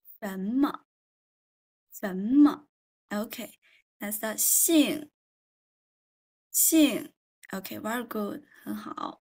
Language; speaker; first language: English; non-native, fluent; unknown